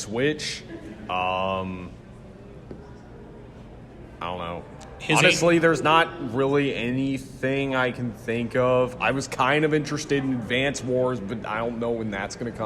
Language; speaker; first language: English; native; English